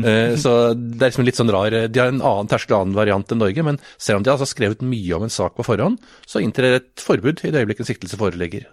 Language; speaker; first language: Norwegian; native; Norwegian